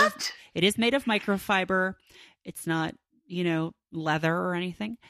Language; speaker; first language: English; native; English